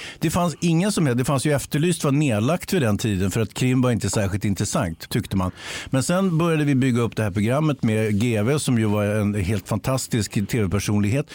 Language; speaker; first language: Swedish; native; Swedish